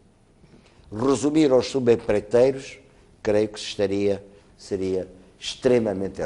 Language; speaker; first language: Portuguese; native; Portuguese